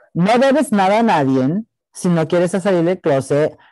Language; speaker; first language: Spanish; early bilingual, heritage; Spanish